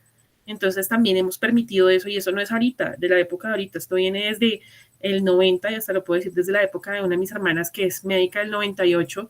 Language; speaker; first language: Spanish; native; Spanish